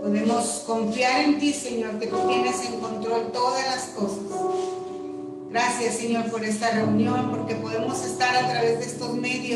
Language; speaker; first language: Spanish; native; Spanish